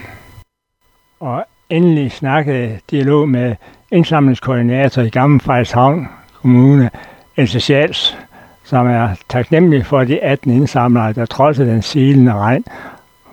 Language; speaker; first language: Danish; native; Danish